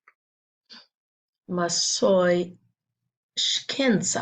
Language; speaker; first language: Albanian; non-native, learner; English